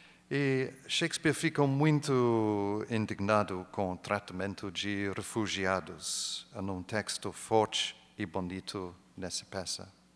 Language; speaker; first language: Portuguese; non-native, fluent; English